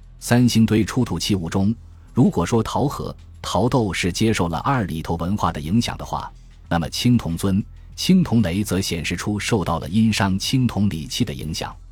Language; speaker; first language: Chinese; native; Chinese